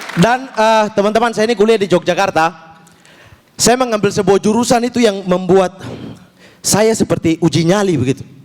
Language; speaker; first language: Indonesian; native; Indonesian